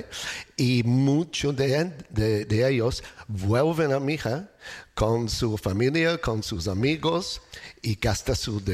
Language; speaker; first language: Spanish; non-native, learner; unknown